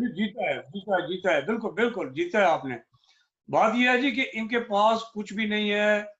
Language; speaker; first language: Urdu; non-native, local second language; Punjabi